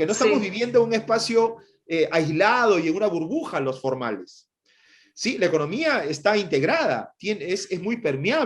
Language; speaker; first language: Spanish; native; Spanish